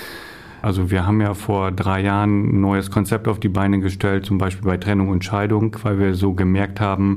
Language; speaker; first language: German; native; German